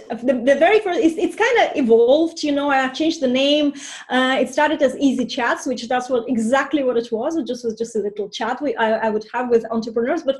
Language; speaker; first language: English; non-native, fluent; Russian